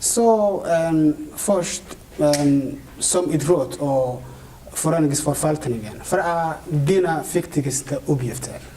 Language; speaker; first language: Swedish; non-native, learner; Somali